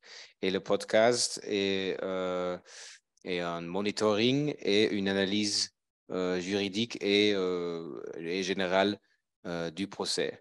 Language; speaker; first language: French; non-native, fluent; German